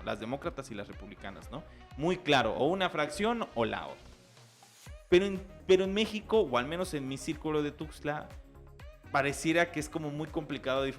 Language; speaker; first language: Spanish; native; Spanish